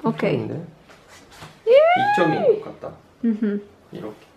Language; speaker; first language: Korean; non-native, fluent; Japanese